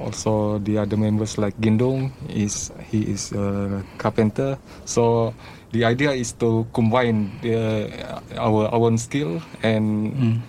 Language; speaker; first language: English; non-native, learner; Malay